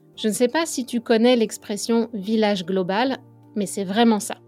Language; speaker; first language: French; native; French